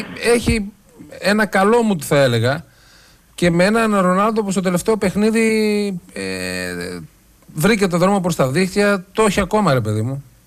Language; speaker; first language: Greek; native; Greek